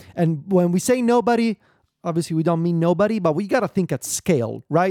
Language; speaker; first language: English; non-native, fluent; Italian